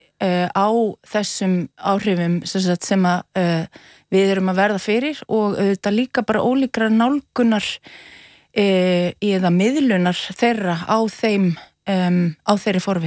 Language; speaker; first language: Icelandic; non-native, fluent; French